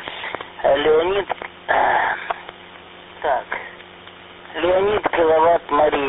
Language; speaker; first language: Russian; native; Russian